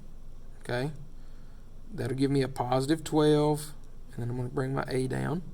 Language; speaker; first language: English; native; English